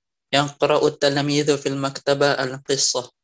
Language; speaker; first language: Arabic; non-native, learner; Indonesian